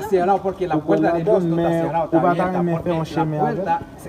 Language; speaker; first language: Spanish; non-native, learner; Haitian Creole